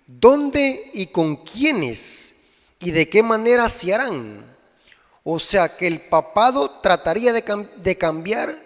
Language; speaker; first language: Spanish; native; Spanish